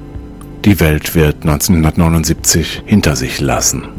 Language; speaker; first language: German; native; German